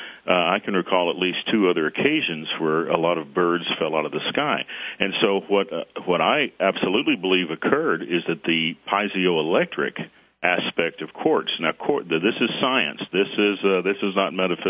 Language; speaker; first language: English; native; English